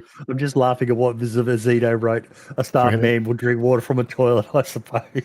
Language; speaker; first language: English; native; English